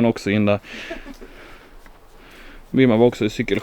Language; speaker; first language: Swedish; native; Swedish